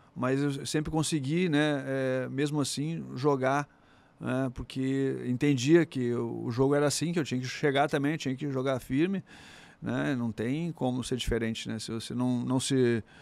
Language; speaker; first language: Portuguese; native; Portuguese